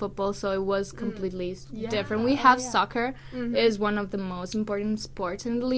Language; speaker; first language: English; non-native, fluent; Italian